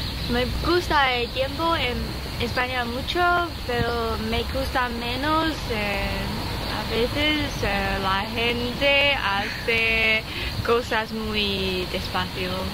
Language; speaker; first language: Spanish; non-native, learner; Chinese